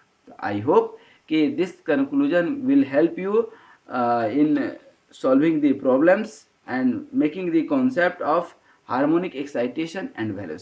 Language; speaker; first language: Hindi; native; Hindi